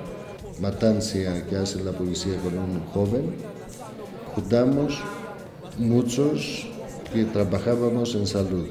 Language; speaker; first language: Spanish; non-native, learner; Greek